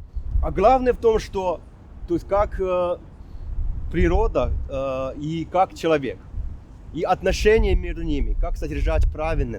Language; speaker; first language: Russian; non-native, fluent; Chinese